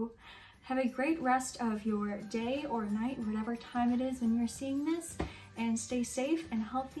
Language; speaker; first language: English; native; English